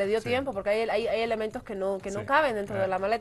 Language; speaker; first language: Spanish; native; Spanish